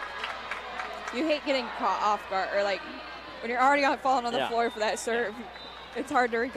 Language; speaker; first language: English; native; English